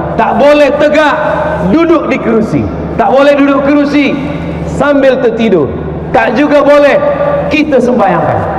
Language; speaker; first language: Malay; native; Malay